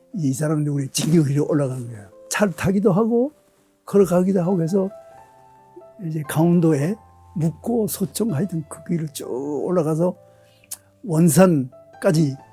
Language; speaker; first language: Korean; early bilingual, other home language; Japanese